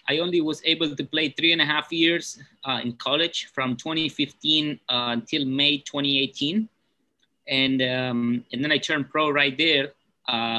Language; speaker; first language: English; non-native, fluent; Spanish